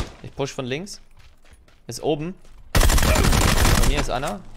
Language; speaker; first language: German; native; German